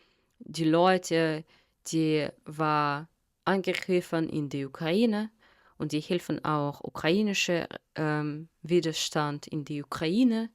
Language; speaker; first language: German; non-native, fluent; Russian